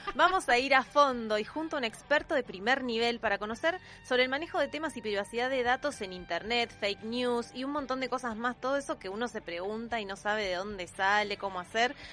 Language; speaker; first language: Spanish; native; Spanish